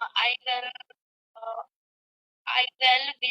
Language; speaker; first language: English; non-native, learner; Punjabi